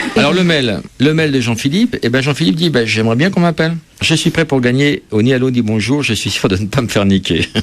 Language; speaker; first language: French; native; French